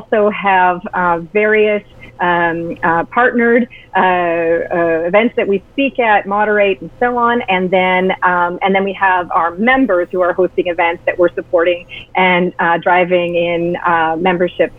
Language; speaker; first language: English; native; English